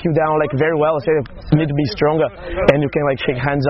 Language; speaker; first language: English; non-native, fluent; Portuguese